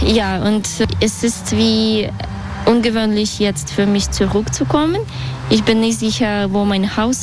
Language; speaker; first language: German; non-native, fluent; Russian